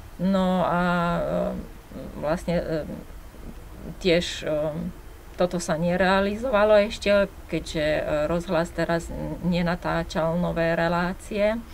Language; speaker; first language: Slovak; non-native, fluent; Slovenian